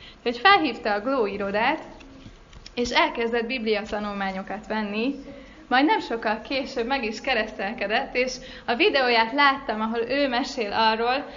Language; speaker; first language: Hungarian; native; Hungarian